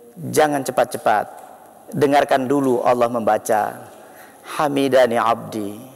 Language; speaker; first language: Indonesian; native; Indonesian